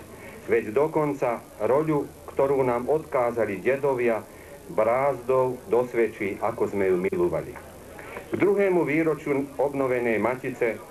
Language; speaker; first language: Slovak; native; Slovak